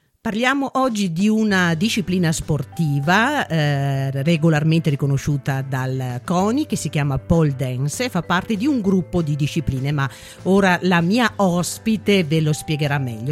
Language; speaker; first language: Italian; native; Italian